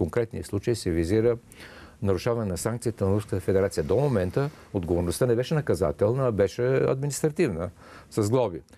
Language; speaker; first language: Bulgarian; native; Bulgarian